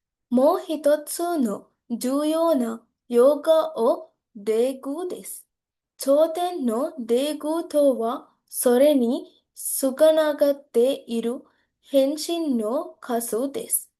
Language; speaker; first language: Japanese; non-native, learner; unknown